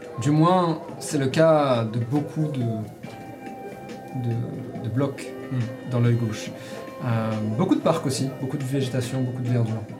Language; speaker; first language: French; native; French